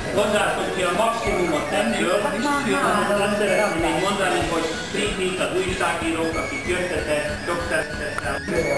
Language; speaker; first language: Hungarian; early bilingual, heritage; Hungarian